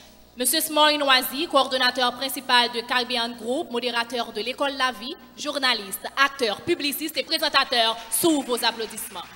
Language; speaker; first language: French; non-native, local second language; Haitian Creole